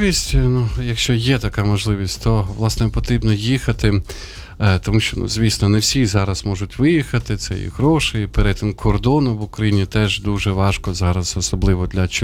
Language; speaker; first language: Ukrainian; native; Ukrainian